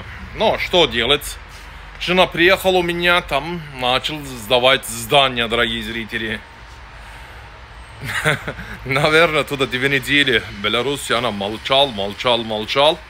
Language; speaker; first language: Russian; non-native, learner; Turkish